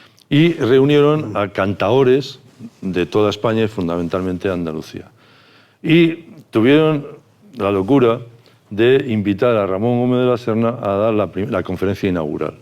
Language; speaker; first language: Spanish; native; Spanish